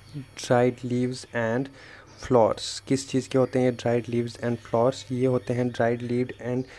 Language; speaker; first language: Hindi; non-native, local second language; Kashmiri